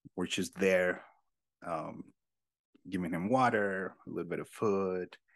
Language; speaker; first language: English; non-native, fluent; Spanish